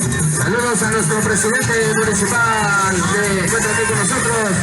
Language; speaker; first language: Spanish; native; Spanish